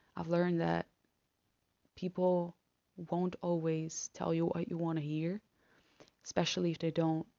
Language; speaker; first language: English; non-native, fluent; Spanish